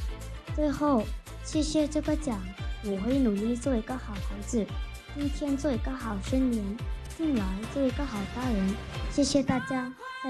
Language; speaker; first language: Chinese; non-native, learner; Thai